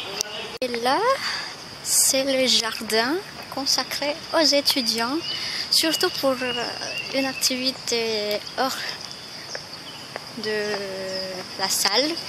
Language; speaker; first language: French; non-native, fluent; Indonesian